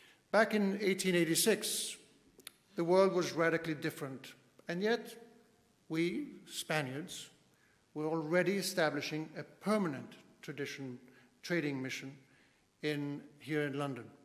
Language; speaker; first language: English; non-native, fluent; Spanish